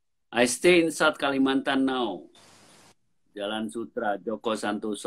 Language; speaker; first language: English; non-native, fluent; Indonesian